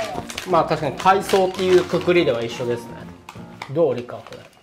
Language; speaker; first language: Japanese; native; Japanese